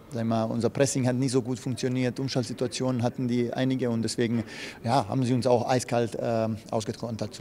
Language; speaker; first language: German; native; German